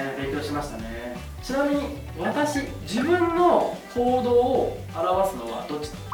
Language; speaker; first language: Japanese; native; Japanese